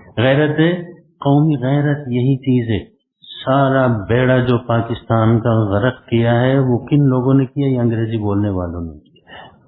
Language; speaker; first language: Urdu; non-native, local second language; Khowar